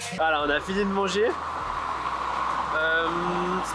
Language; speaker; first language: French; native; French